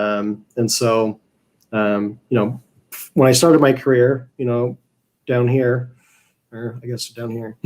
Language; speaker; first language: English; native; English